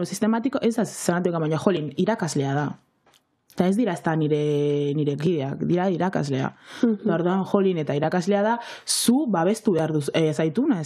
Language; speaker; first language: Basque; non-native, local second language; Spanish